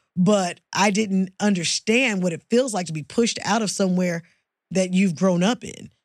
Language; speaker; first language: English; native; English